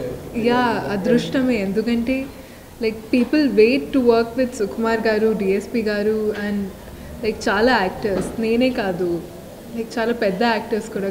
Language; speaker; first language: Telugu; non-native, fluent; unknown